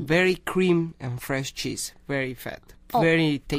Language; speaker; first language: English; non-native, learner; Italian